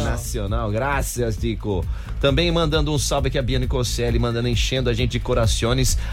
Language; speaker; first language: Portuguese; native; Portuguese